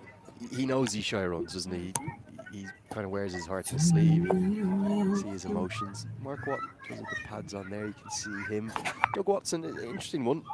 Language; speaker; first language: English; native; English